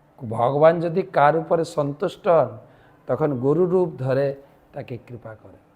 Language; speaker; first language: Bangla; native; Bangla